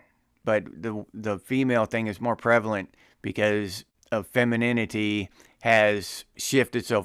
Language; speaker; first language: English; native; English